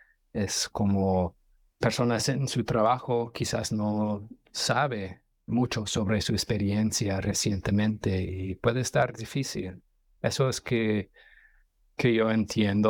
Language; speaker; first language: Spanish; non-native, fluent; English